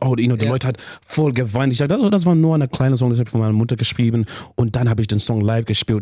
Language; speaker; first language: German; non-native, learner; English